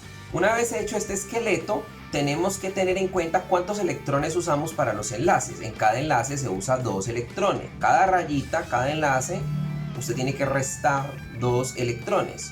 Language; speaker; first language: Spanish; native; Spanish